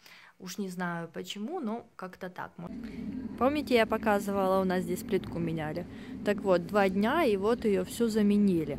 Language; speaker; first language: Russian; native; Russian